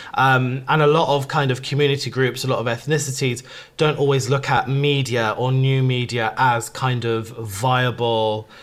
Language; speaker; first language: English; early bilingual, other home language; Urdu